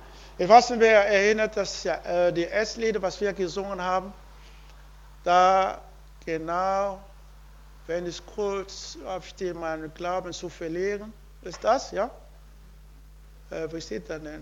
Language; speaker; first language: German; non-native, learner; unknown